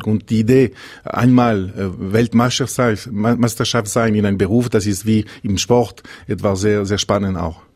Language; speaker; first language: German; non-native, local second language; French